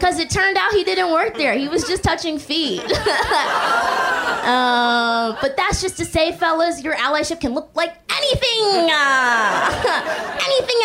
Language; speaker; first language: English; native; English